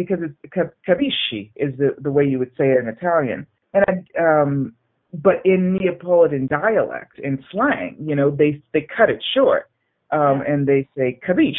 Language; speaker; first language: English; native; English